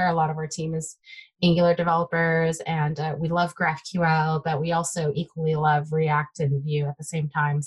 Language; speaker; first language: English; early bilingual, other home language; Min Nan Chinese